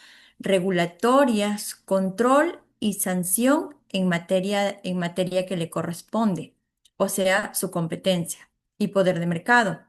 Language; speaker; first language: Spanish; native; Spanish